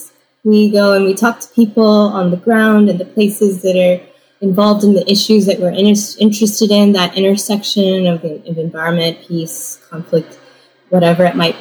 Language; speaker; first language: English; native; English